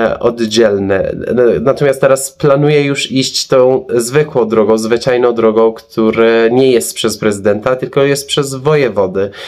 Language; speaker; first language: Polish; non-native, fluent; Persian